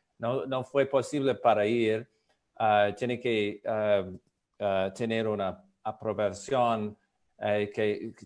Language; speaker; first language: Spanish; non-native, fluent; English